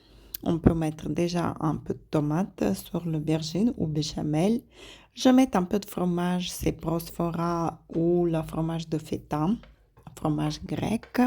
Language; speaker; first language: French; non-native, fluent; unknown